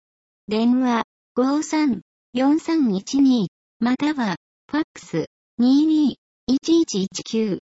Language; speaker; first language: Japanese; native; Japanese